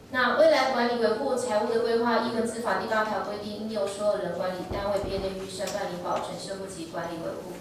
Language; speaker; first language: Chinese; native; Chinese